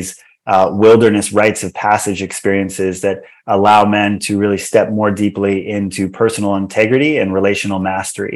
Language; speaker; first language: English; native; English